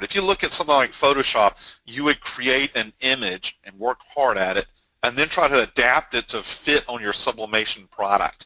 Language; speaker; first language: English; native; English